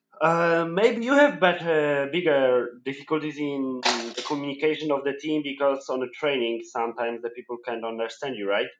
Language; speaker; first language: English; non-native, fluent; Polish